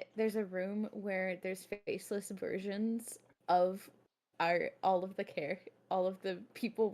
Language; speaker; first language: English; native; English